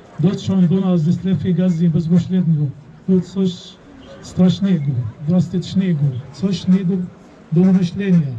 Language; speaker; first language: Polish; non-native, fluent; Arabic